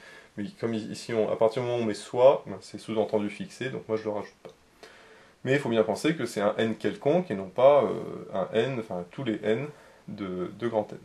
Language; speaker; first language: French; native; French